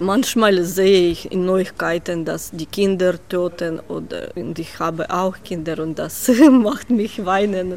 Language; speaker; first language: German; non-native, learner; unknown